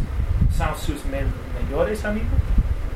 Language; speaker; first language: Portuguese; non-native, learner; Spanish